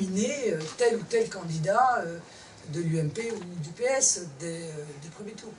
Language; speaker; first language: French; native; French